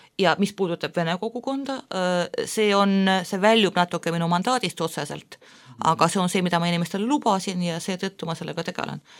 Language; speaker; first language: Estonian; non-native, local second language; Russian